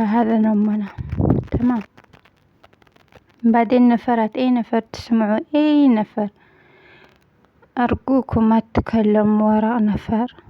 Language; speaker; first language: Arabic; non-native, learner; Amharic